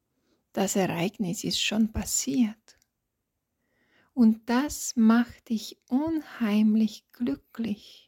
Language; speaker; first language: German; non-native, fluent; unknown